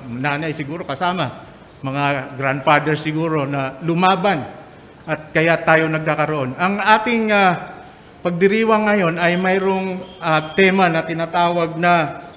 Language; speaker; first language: Filipino; non-native, local second language; Cebuano